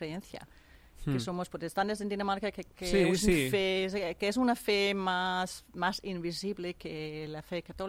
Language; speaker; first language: Spanish; non-native, fluent; Danish